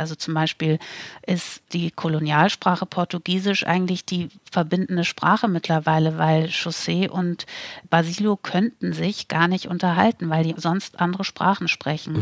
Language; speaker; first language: German; native; German